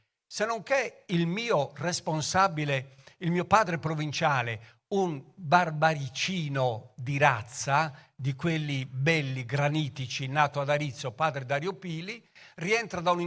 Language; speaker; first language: Italian; native; Italian